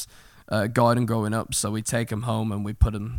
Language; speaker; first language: English; native; English